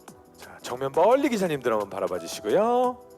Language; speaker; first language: Korean; native; Korean